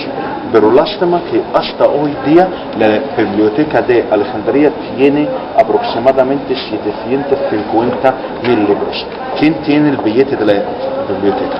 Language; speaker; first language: Spanish; non-native, fluent; Arabic